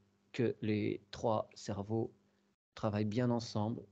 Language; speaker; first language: French; native; French